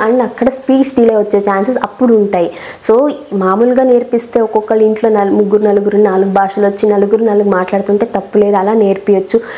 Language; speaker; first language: Telugu; non-native, local second language; Kannada